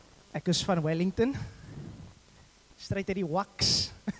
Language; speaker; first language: Afrikaans; non-native, fluent; English